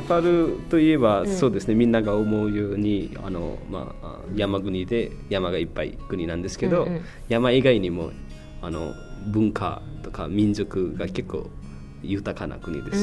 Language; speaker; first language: Japanese; non-native, fluent; Newari